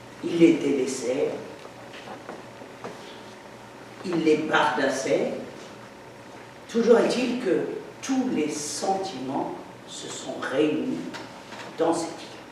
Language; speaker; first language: French; native; French